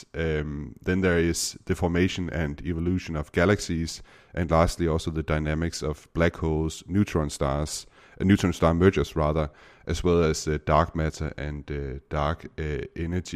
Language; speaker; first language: English; non-native, fluent; Danish